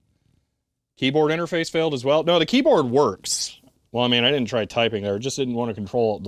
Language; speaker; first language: English; native; English